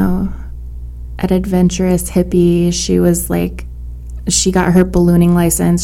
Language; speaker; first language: English; native; English